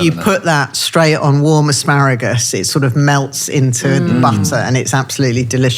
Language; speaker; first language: English; native; English